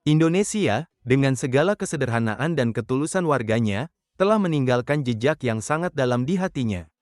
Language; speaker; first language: Indonesian; native; Indonesian